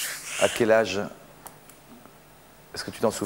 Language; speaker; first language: French; native; French